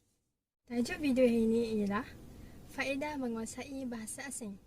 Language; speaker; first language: Malay; native; Malay